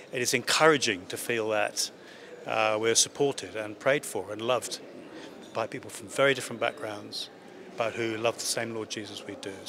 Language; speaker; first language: English; native; English